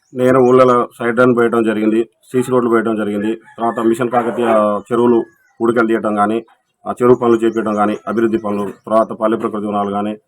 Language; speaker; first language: Telugu; non-native, local second language; Lambadi